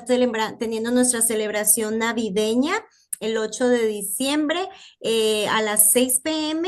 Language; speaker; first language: Spanish; native; Spanish